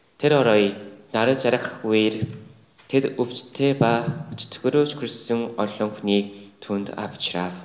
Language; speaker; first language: Mongolian; non-native, fluent; Korean